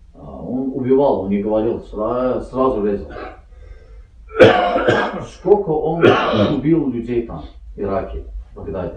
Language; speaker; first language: Russian; non-native, learner; Azerbaijani